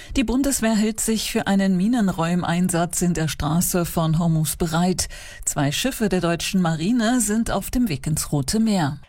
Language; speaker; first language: German; native; German